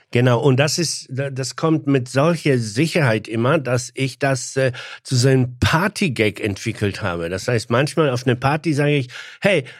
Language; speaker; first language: German; non-native, fluent; Polish